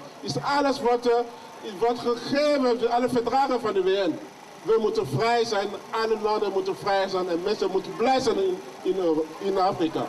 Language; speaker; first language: Dutch; non-native, learner; French